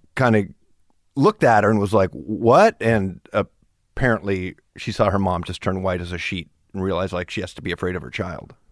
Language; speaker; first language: English; early bilingual, other home language; German